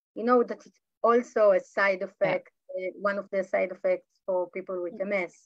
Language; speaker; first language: English; non-native, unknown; Hebrew